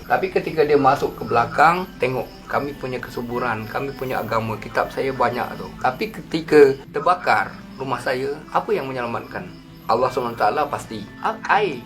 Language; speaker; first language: Malay; native; Malay